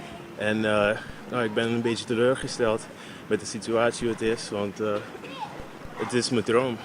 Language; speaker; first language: Dutch; non-native, local second language; Papiamento